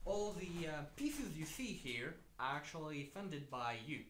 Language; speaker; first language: English; non-native, fluent; French